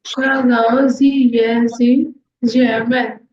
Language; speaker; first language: Chinese; non-native, learner; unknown